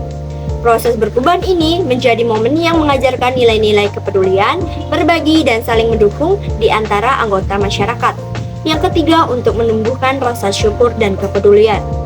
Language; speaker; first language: Indonesian; native; Indonesian